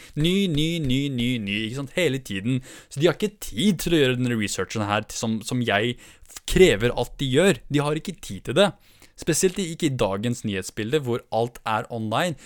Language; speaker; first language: Norwegian; early bilingual, other home language; Kurdish